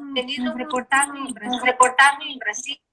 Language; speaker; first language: Spanish; non-native, learner; Portuguese